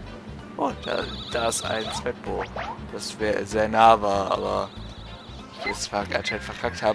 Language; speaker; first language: German; native; German